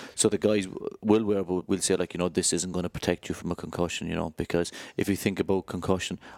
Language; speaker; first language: English; native; English